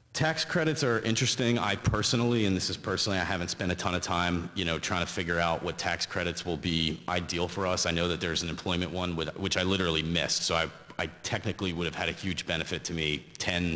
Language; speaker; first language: English; native; English